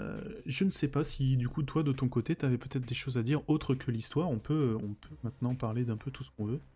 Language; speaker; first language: French; native; French